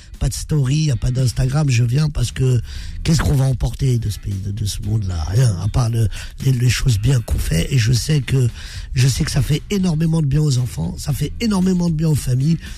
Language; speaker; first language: French; early bilingual, other home language; Arabic